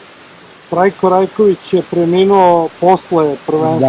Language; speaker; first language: Serbian; native; Serbian